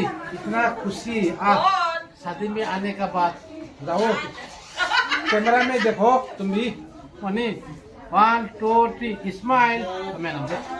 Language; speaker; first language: Hindi; non-native, local second language; Rongmei Naga